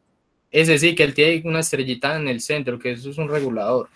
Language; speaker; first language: Spanish; native; Spanish